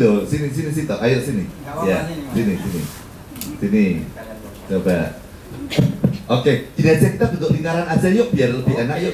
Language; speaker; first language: Indonesian; native; Indonesian